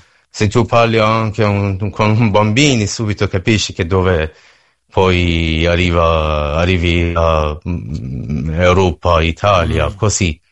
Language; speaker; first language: Italian; non-native, learner; Persian